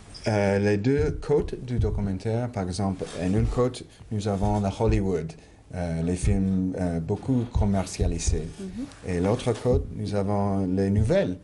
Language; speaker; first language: French; non-native, fluent; English